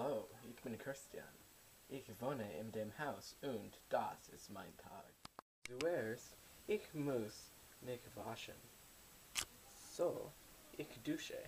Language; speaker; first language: German; non-native, learner; English